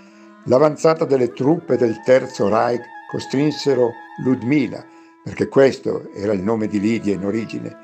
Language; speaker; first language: Italian; native; Italian